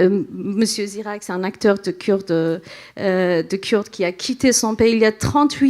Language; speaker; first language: French; non-native, fluent; Central Kurdish